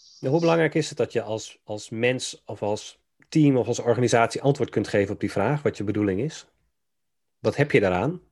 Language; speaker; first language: Dutch; native; Dutch